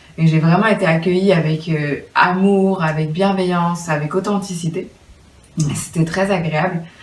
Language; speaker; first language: French; native; French